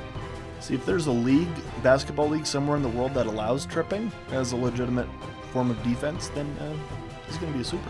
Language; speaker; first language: English; native; English